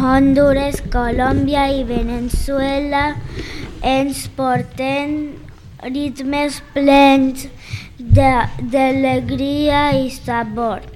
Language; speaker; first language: Catalan; non-native, learner; Spanish